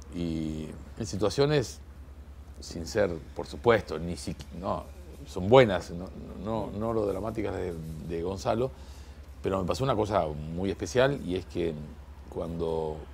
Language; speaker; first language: Spanish; native; Spanish